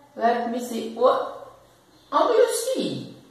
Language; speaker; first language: English; non-native, learner; Portuguese